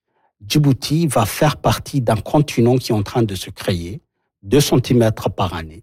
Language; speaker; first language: French; non-native, local second language; Somali